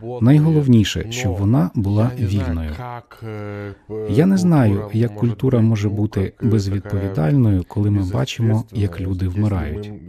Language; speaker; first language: Ukrainian; non-native, fluent; Lithuanian